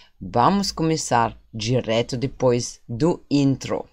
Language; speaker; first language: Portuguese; non-native, fluent; German